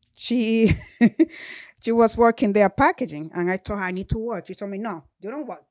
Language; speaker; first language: English; non-native, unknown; Spanish